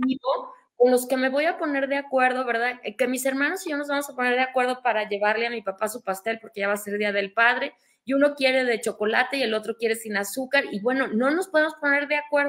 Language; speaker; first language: Spanish; native; Spanish